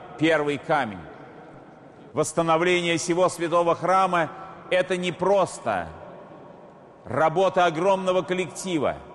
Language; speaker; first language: Russian; native; Russian